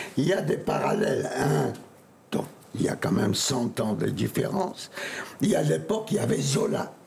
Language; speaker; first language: French; non-native, fluent; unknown